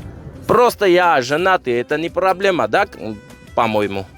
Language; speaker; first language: Russian; non-native, learner; Armenian